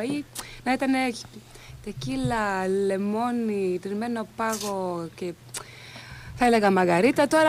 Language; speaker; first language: Greek; early bilingual, other home language; Swedish